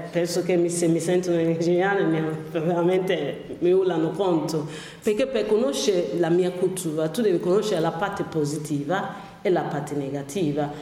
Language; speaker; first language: Italian; non-native, fluent; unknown